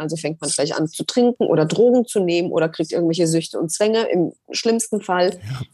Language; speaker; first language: German; early bilingual, other home language; Polish